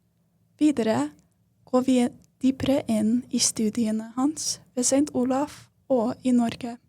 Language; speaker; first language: Norwegian; non-native, fluent; English